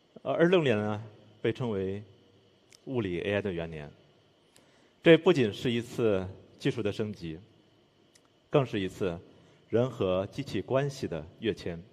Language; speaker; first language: Chinese; native; Chinese